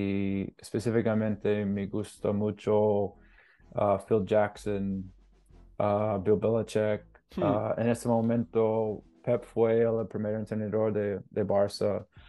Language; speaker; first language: Spanish; non-native, learner; English